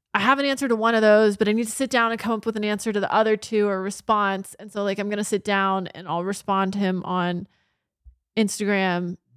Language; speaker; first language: English; native; English